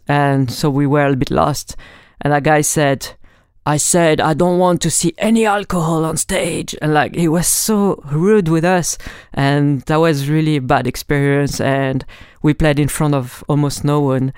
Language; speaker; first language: English; non-native, fluent; French